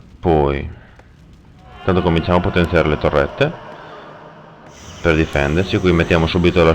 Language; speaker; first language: Italian; native; Italian